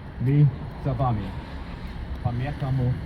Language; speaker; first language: Ukrainian; non-native, learner; English